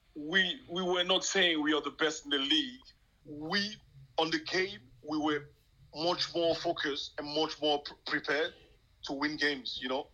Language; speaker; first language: English; non-native, local second language; French